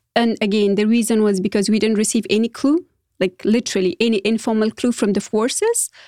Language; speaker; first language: English; non-native, fluent; Persian